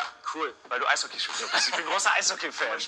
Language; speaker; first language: German; native; German